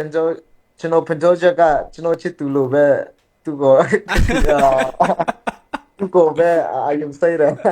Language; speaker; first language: Burmese; early bilingual, heritage; Burmese